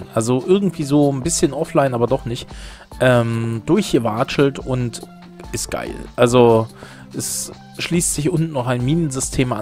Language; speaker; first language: German; native; German